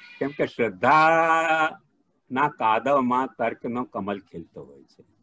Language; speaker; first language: Gujarati; non-native, local second language; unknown